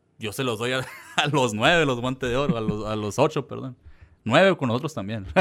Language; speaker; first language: Spanish; early bilingual, heritage; Spanish